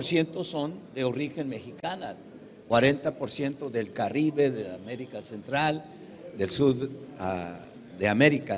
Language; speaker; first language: Spanish; early bilingual, heritage; English